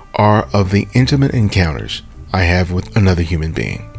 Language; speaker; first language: English; early bilingual, other home language; Spanish